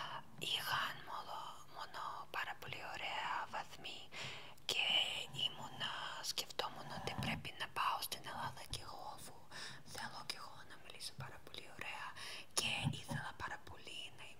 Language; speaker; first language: Greek; non-native, learner; Ukrainian